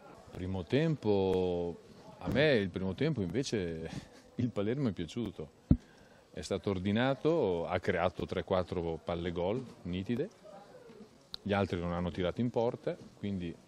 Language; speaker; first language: Italian; native; Italian